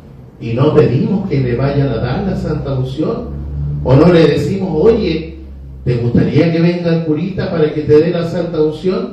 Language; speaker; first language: Spanish; native; Spanish